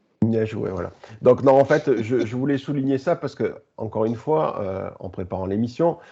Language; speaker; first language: French; native; French